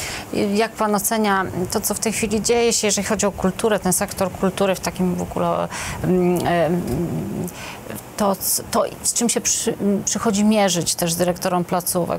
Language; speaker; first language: Polish; native; Polish